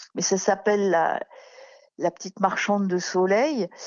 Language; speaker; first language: French; native; French